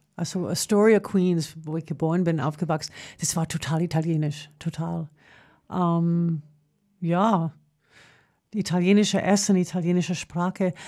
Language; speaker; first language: German; non-native, fluent; English